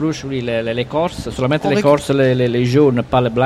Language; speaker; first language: French; non-native, learner; Italian